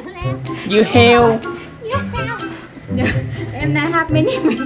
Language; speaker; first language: Vietnamese; non-native, learner; Thai